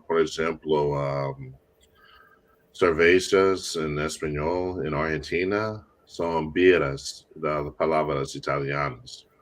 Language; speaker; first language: Portuguese; non-native, learner; English